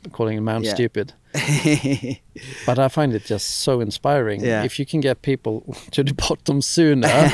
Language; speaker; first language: English; non-native, fluent; Swedish